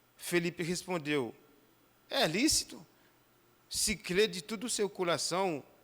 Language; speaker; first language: Portuguese; non-native, fluent; Haitian Creole